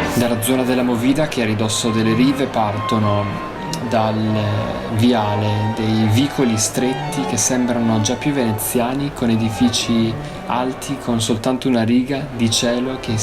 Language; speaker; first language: Italian; native; Italian